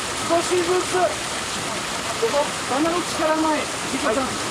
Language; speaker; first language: Japanese; non-native, learner; French